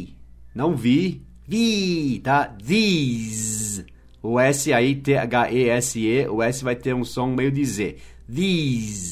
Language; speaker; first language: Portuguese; non-native, fluent; English